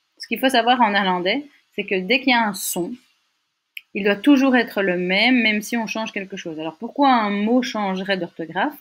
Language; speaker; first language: French; native; French